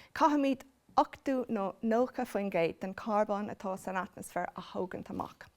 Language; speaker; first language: Irish; non-native, local second language; English